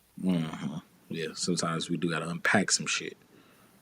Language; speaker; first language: English; native; English